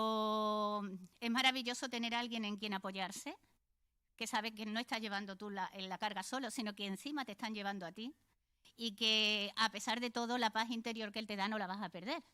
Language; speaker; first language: Spanish; native; Spanish